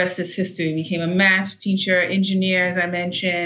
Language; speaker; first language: English; early bilingual, other home language; Haitian Creole